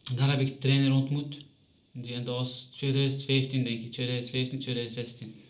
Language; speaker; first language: Dutch; non-native, fluent; Chechen